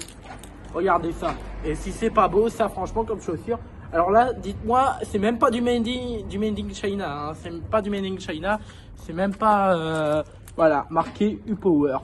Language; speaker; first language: French; native; French